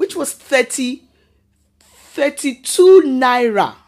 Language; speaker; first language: English; non-native, local second language; Yoruba